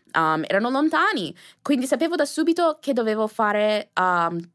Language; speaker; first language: Italian; non-native, fluent; English